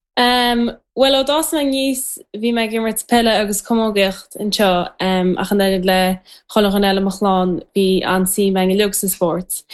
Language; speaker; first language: Irish; native; Irish